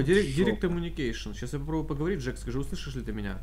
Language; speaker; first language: Russian; native; Russian